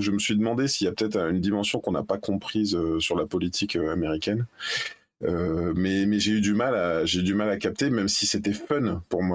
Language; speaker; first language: French; native; French